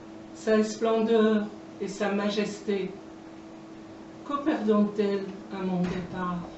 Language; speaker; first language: French; non-native, fluent; Persian